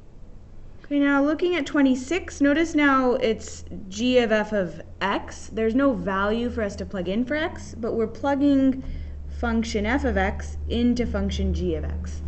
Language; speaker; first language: English; native; English